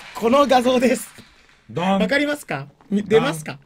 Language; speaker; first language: Japanese; native; Japanese